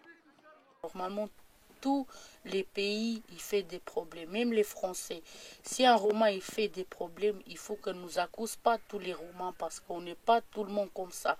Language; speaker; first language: French; non-native, learner; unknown